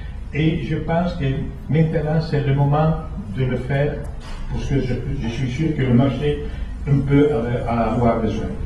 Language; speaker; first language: French; non-native, fluent; Italian